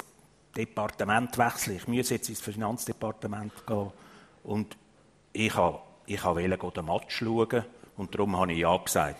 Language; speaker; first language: German; native; German